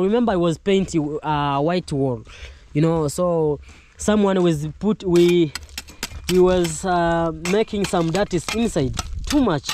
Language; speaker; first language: English; non-native, learner; Swahili